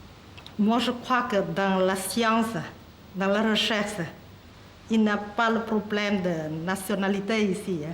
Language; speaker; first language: French; non-native, learner; Vietnamese